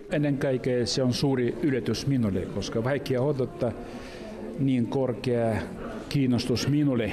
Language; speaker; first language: Finnish; non-native, fluent; Russian